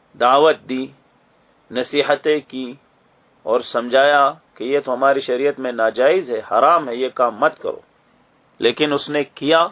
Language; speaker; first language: Urdu; native; Urdu